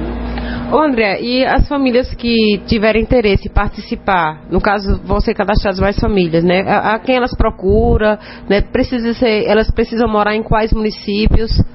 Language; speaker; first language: Portuguese; native; Portuguese